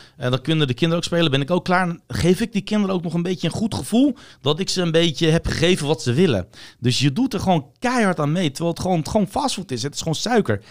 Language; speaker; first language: Dutch; early bilingual, other home language; Bosnian